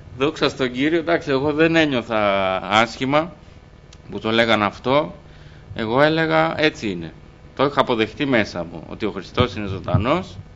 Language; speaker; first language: Greek; early bilingual, other home language; Albanian